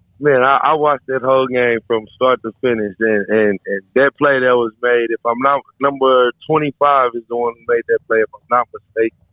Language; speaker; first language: English; native; English